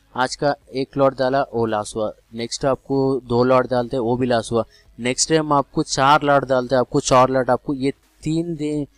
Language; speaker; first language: Hindi; non-native, local second language; Telugu